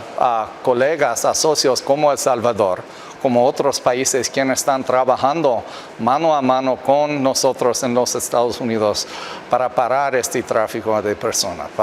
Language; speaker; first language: Spanish; non-native, fluent; English